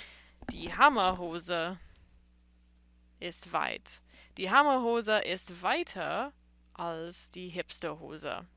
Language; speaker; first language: German; non-native, fluent; English